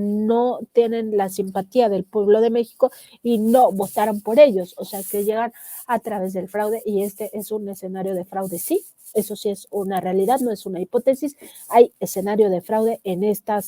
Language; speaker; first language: Spanish; native; Spanish